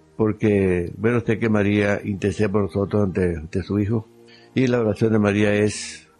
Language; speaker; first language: Spanish; native; Spanish